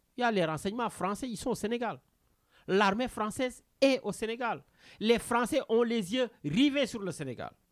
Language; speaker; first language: French; non-native, local second language; Wolof